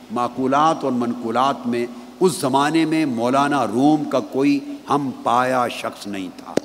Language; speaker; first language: Urdu; non-native, local second language; Punjabi